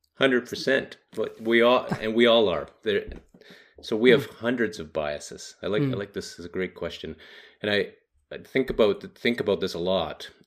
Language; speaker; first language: English; native; English